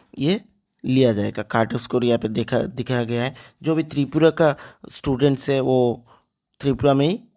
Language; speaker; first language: Hindi; non-native, local second language; Bangla